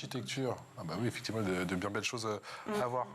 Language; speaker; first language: French; native; French